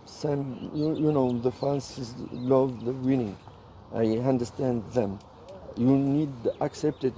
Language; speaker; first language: English; non-native, learner; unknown